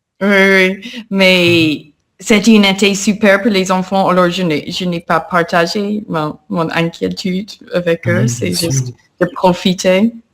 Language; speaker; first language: French; non-native, fluent; English